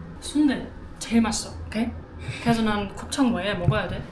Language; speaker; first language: Korean; non-native, fluent; German